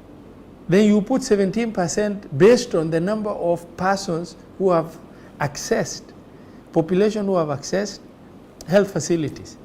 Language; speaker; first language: English; non-native, local second language; Somali